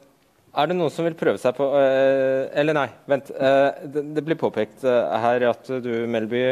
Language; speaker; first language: Norwegian; native; Norwegian